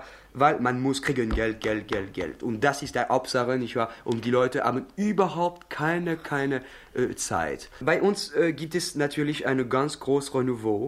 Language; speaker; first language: German; non-native, learner; French